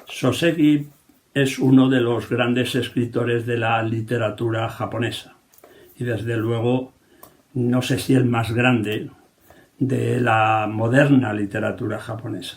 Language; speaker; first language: Spanish; native; Spanish